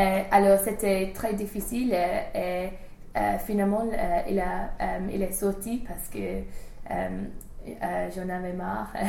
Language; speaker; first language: French; non-native, fluent; English